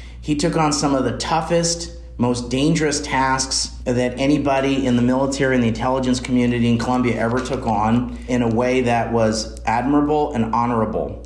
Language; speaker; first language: English; native; English